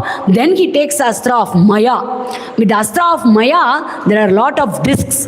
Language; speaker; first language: English; non-native, local second language; Tamil